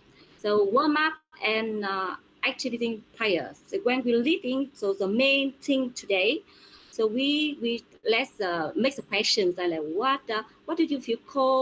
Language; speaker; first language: English; non-native, fluent; Vietnamese